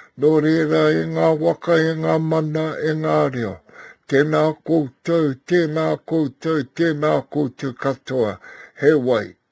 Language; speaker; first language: Māori; non-native, local second language; English